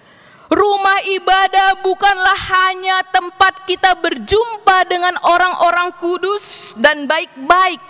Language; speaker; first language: Indonesian; native; Indonesian